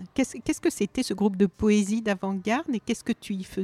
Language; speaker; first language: French; native; French